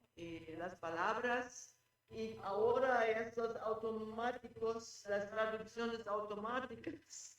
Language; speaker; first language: Spanish; non-native, fluent; German